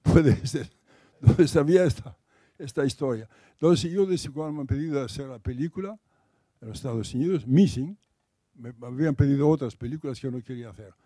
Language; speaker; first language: Spanish; non-native, fluent; Greek